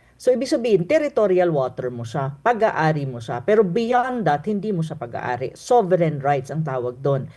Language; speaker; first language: Filipino; non-native, local second language; Cebuano